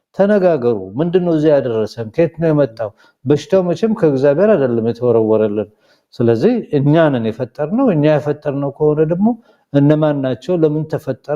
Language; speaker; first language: Amharic; non-native, local second language; Somali